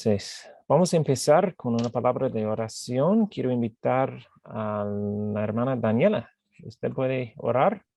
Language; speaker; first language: Spanish; non-native, fluent; English